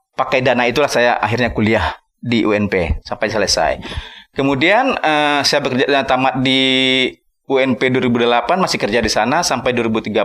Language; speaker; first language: Indonesian; non-native, local second language; Minangkabau